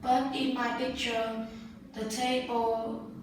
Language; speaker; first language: English; non-native, learner; Vietnamese